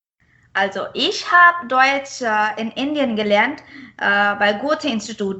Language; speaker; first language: German; non-native, fluent; Marathi